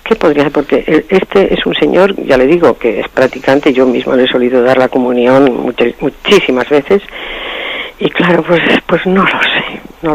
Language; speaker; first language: Spanish; native; Spanish